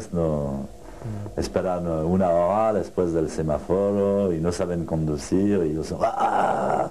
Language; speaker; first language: Spanish; non-native, learner; French